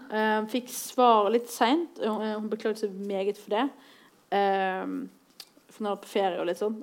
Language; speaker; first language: Norwegian; native; Norwegian